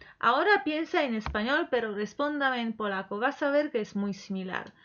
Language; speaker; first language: Spanish; non-native, fluent; Polish